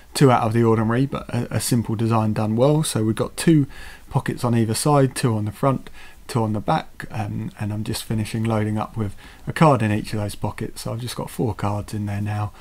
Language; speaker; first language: English; native; English